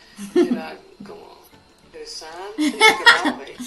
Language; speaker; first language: Spanish; non-native, fluent; Hindi